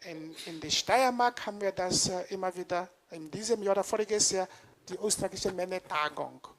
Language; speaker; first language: German; non-native, fluent; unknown